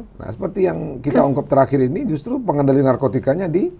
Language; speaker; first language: Indonesian; non-native, local second language; Minangkabau